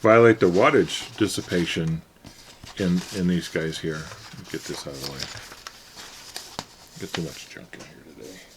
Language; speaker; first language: English; native; English